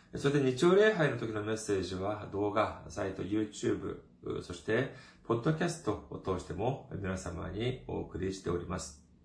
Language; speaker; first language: Japanese; non-native, fluent; Korean